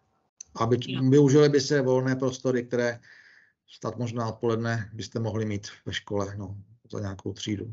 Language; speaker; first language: Czech; native; Czech